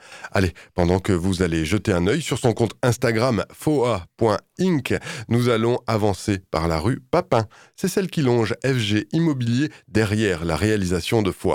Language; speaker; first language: French; native; French